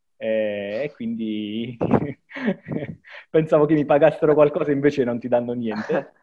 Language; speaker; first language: Italian; native; Italian